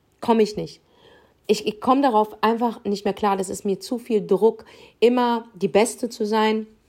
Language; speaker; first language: German; early bilingual, other home language; Arabic